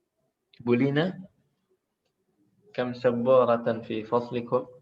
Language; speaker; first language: Arabic; non-native, fluent; Indonesian